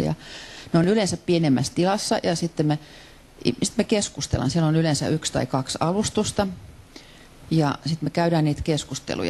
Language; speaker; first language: Finnish; native; Finnish